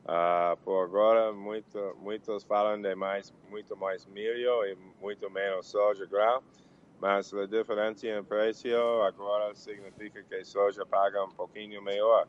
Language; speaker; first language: Portuguese; non-native, learner; English